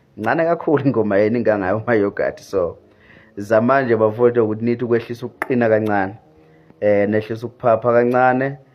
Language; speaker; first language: Zulu; native; Zulu